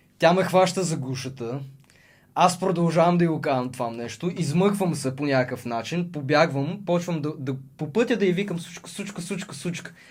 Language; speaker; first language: Bulgarian; early bilingual, other home language; Russian